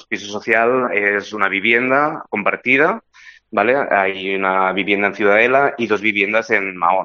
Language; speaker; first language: Spanish; native; Spanish